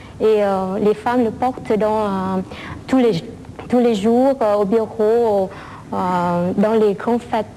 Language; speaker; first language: French; non-native, fluent; Vietnamese